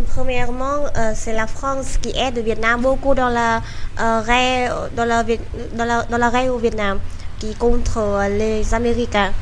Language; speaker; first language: French; non-native, learner; Vietnamese